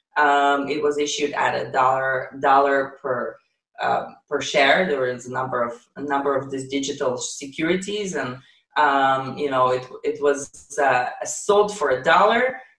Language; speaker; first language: English; non-native, fluent; Ukrainian